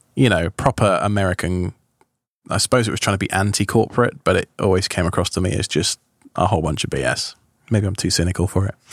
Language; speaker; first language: English; native; English